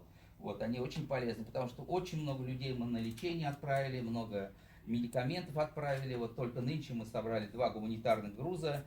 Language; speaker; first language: Russian; native; Russian